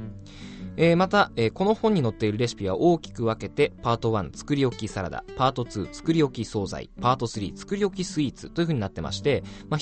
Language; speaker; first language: Japanese; native; Japanese